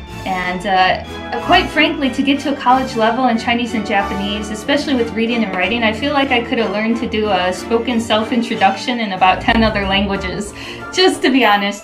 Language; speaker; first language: English; native; English